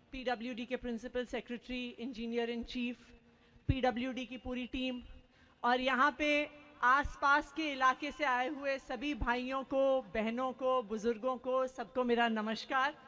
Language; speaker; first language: Hindi; native; Hindi